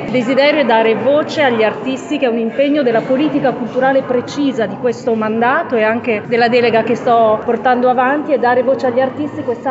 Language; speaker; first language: Italian; native; Italian